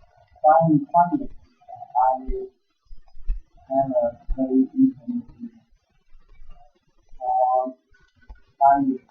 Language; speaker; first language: English; non-native, learner; Vietnamese